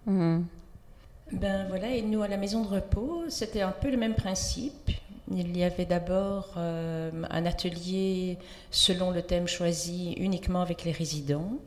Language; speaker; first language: French; native; French